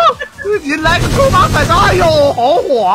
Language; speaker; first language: Chinese; native; Chinese